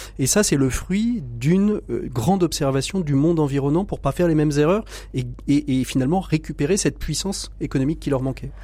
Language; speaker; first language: French; native; French